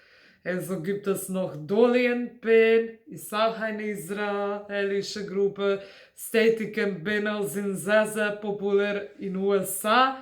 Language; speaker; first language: German; non-native, fluent; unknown